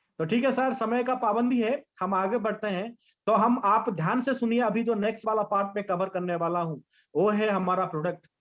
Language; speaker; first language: Hindi; non-native, local second language; Bangla